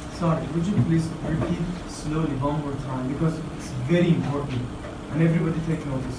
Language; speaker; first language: English; non-native, fluent; Persian